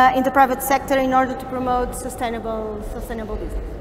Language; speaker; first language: English; non-native, fluent; Portuguese